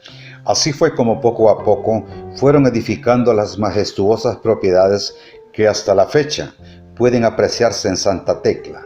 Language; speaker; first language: Spanish; native; Spanish